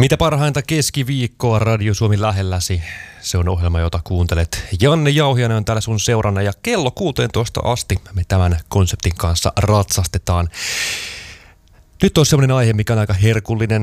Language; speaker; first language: Finnish; native; Finnish